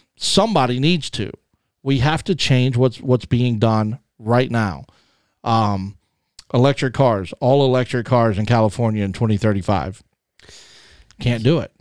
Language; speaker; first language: English; native; English